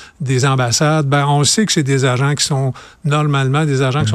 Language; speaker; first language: French; native; French